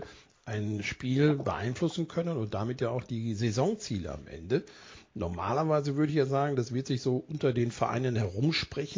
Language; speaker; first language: German; native; German